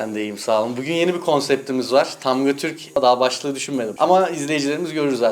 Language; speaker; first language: Turkish; native; Turkish